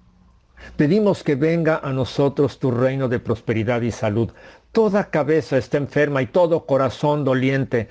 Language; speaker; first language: Spanish; native; Spanish